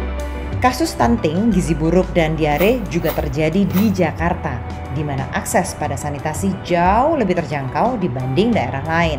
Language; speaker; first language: Indonesian; native; Indonesian